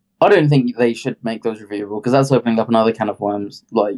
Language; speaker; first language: English; native; English